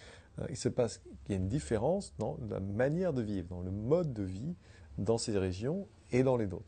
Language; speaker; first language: French; native; French